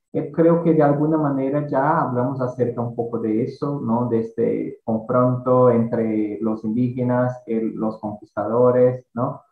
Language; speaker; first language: Spanish; non-native, fluent; Portuguese